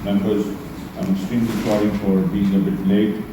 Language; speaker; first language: English; non-native, local second language; Urdu